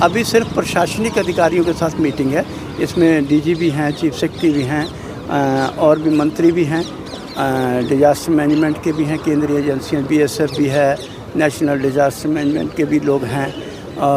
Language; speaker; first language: Hindi; non-native, local second language; Punjabi